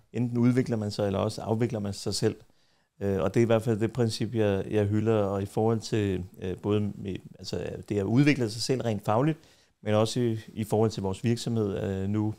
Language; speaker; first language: Danish; early bilingual, other home language; Kurdish